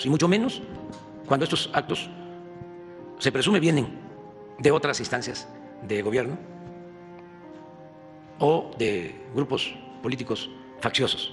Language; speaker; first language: Spanish; native; Spanish